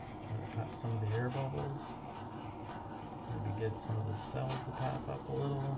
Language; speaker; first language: English; native; English